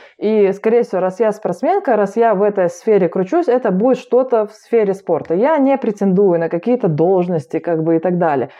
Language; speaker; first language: Russian; native; Russian